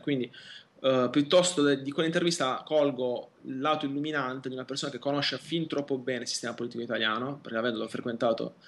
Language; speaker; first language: Italian; native; Italian